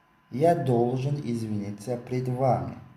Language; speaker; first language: Russian; non-native, local second language; Tajik